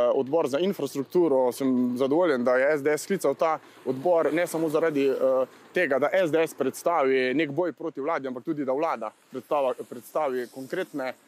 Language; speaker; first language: Slovenian; native; Slovenian